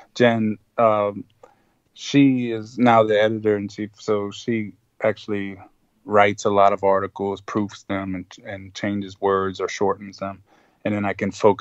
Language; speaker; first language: English; non-native, fluent; Spanish